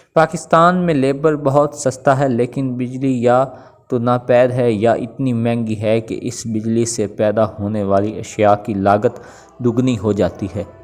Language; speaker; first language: Urdu; non-native, local second language; Pashto